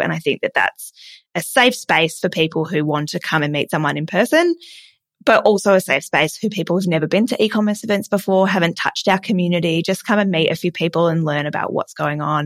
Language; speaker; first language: English; native; English